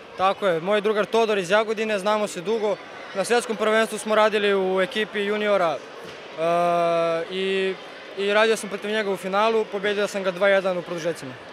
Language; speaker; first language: Bosnian; non-native, fluent; Romanian